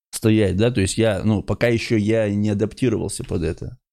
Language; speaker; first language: Russian; native; Russian